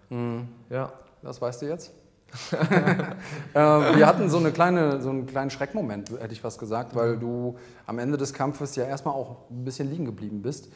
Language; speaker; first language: German; native; German